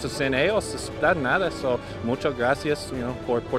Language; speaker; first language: Spanish; non-native, learner; English